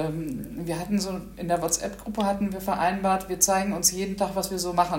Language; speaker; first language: German; native; German